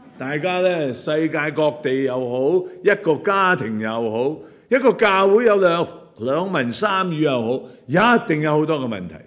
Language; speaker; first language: Chinese; non-native, local second language; Cantonese